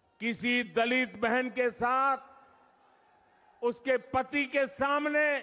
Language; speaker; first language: Hindi; non-native, local second language; Gujarati